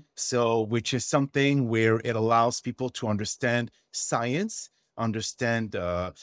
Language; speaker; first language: English; non-native, fluent; French